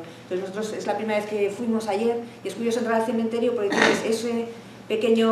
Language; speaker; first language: Spanish; native; Spanish